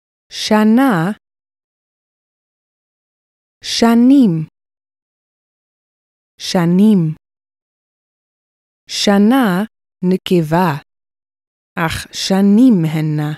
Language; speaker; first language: Hebrew; non-native, fluent; English